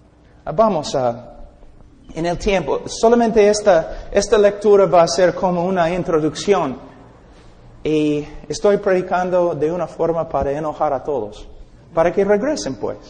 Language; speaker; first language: Spanish; non-native, fluent; English